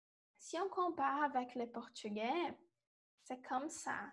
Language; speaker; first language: French; non-native, fluent; Portuguese